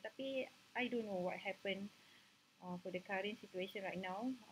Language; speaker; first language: English; non-native, local second language; Malay